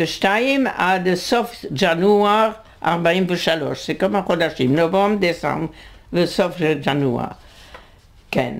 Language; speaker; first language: Hebrew; non-native, fluent; French